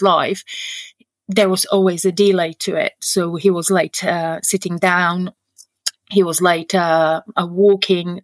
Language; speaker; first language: English; non-native, fluent; Slovak